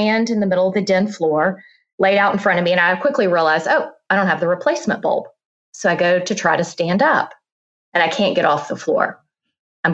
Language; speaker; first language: English; native; English